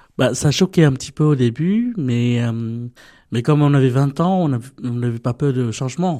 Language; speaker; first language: French; non-native, fluent; Vietnamese